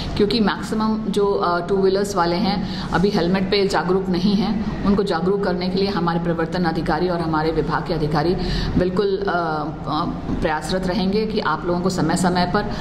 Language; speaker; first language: Hindi; native; Hindi